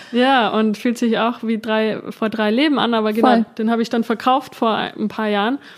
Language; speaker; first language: German; native; German